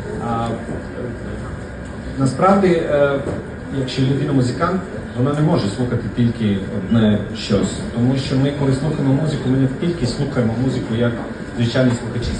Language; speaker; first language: Ukrainian; non-native, fluent; Serbian